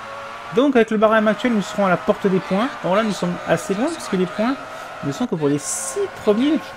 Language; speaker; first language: French; native; French